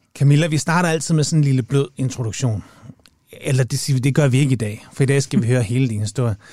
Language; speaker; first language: Danish; native; Danish